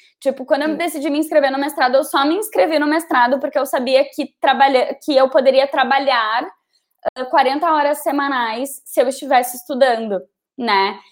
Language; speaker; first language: Portuguese; native; Portuguese